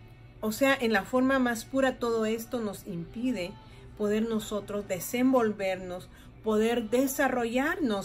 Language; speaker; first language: Spanish; native; Spanish